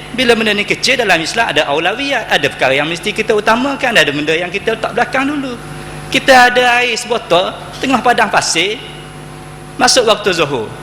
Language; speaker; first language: Malay; native; Malay